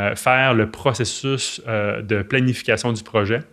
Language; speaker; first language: French; native; French